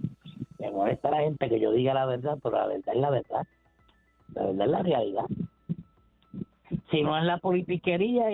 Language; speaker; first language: Spanish; native; Spanish